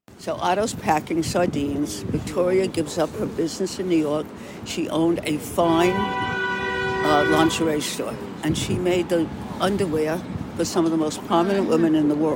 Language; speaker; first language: English; native; English